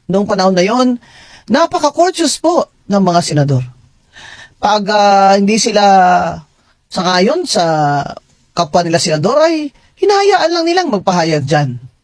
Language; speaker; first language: Filipino; non-native, local second language; Hiligaynon